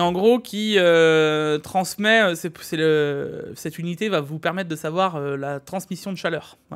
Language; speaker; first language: French; native; French